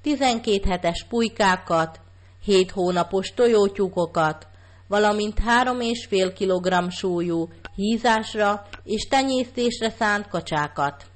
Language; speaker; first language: Hungarian; native; Hungarian